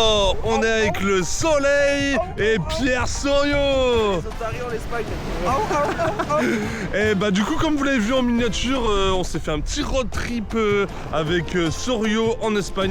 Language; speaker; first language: French; native; French